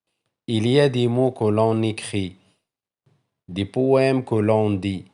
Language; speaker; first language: French; non-native, local second language; Arabic